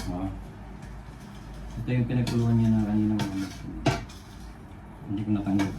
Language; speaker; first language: Filipino; native; Filipino